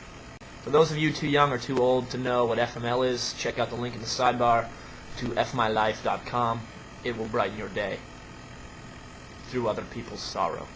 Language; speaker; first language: English; native; English